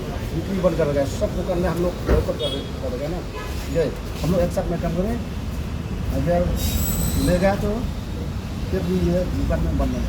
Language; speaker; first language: Hindi; non-native, local second language; Khasi